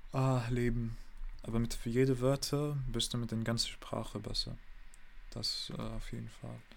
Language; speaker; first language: German; non-native, learner; English